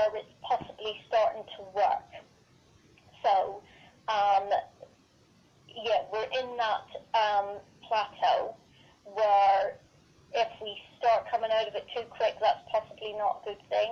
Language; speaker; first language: English; native; English